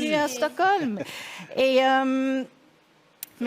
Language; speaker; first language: French; non-native, learner; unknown